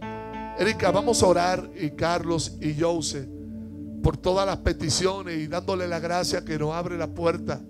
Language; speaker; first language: Spanish; native; Spanish